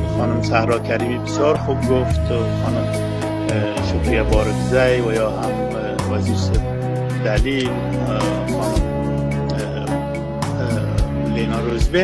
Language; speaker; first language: Persian; non-native, local second language; Uzbek